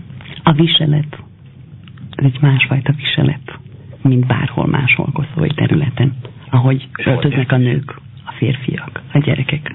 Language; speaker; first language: Hungarian; non-native, fluent; Albanian